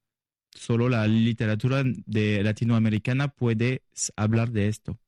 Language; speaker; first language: Spanish; non-native, learner; French